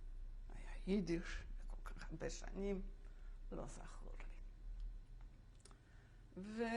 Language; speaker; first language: Hebrew; non-native, fluent; Polish